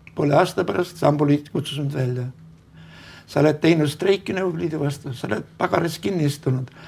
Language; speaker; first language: Estonian; native; Estonian